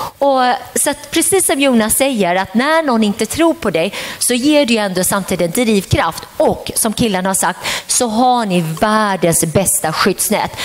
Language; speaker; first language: Swedish; early bilingual, other home language; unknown